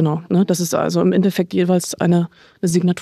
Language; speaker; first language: German; native; German